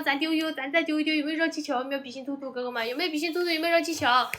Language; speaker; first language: Chinese; native; Chinese